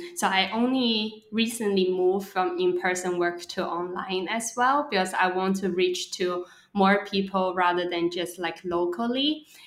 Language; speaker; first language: English; non-native, local second language; Cantonese